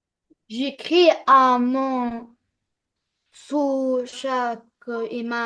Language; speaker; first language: French; non-native, learner; Arabic